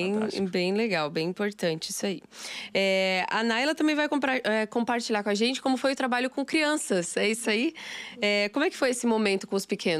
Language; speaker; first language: Portuguese; native; Portuguese